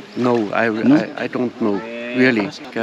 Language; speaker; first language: English; non-native, learner; German